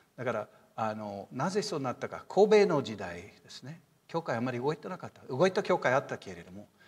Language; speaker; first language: Japanese; non-native, fluent; English